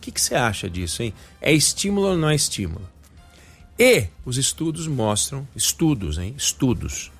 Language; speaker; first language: Portuguese; native; Portuguese